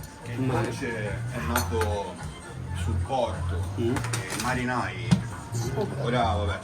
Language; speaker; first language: Italian; native; Italian